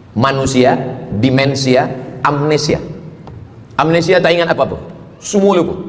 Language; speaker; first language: Malay; native; Malay